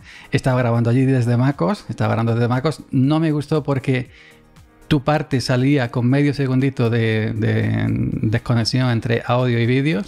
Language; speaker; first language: Spanish; native; Spanish